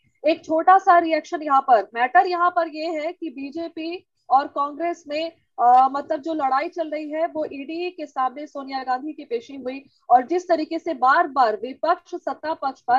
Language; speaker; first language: Hindi; native; Hindi